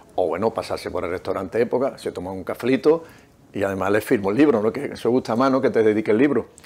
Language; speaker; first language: Spanish; native; Spanish